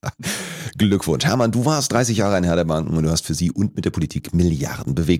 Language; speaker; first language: German; native; German